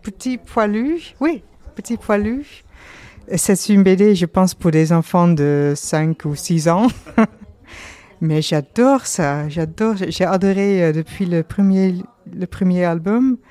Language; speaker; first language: French; non-native, learner; Dutch